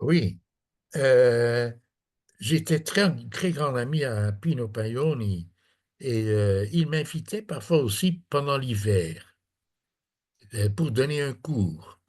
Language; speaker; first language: French; non-native, fluent; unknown